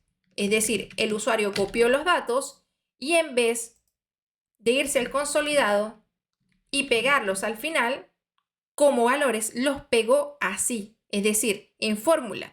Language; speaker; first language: Spanish; native; Spanish